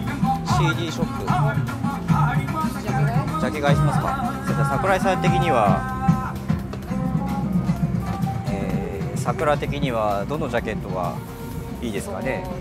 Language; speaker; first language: Japanese; native; Japanese